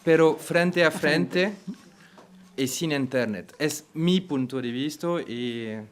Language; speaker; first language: Spanish; non-native, fluent; French